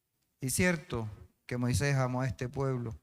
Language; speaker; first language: Spanish; native; Spanish